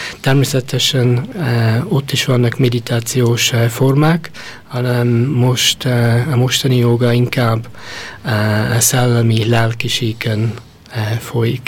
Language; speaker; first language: Hungarian; early bilingual, heritage; Hungarian